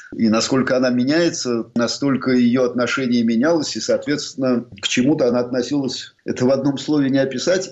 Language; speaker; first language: Russian; native; Russian